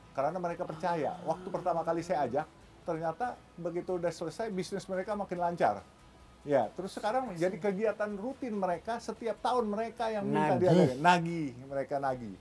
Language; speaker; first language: Indonesian; native; Indonesian